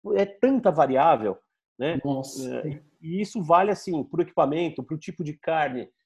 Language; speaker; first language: Portuguese; native; Portuguese